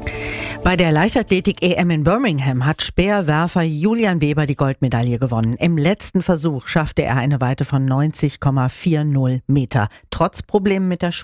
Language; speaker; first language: German; native; German